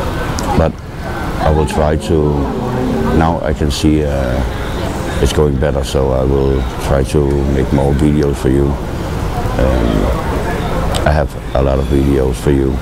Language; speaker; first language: English; non-native, learner; Danish